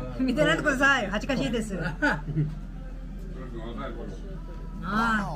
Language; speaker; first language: Japanese; non-native, learner; Korean